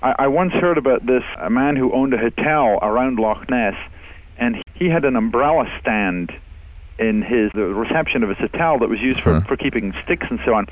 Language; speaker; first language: English; native; English